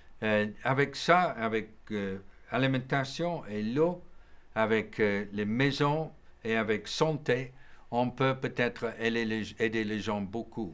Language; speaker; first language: French; non-native, learner; English